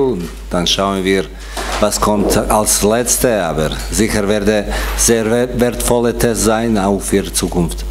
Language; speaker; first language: German; non-native, fluent; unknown